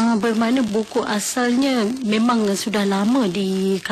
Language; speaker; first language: Malay; native; Malay